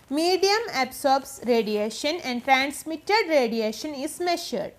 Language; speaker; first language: English; non-native, local second language; Malayalam